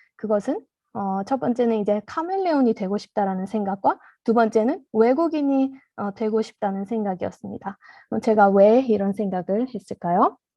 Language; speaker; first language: Korean; early bilingual, heritage; Korean